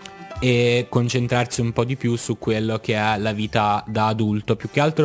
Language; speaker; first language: Italian; native; Italian